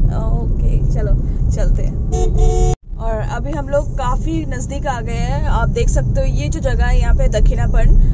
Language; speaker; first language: Hindi; native; Hindi